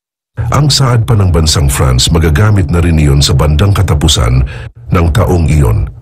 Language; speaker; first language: Filipino; native; Filipino